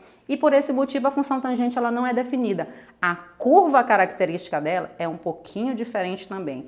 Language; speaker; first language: Portuguese; native; Portuguese